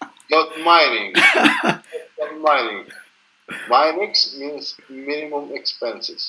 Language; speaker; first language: English; non-native, learner; Russian